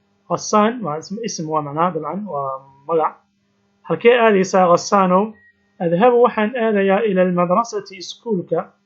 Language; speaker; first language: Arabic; non-native, fluent; Somali